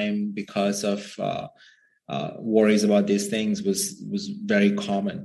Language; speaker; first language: English; non-native, local second language; Sinhala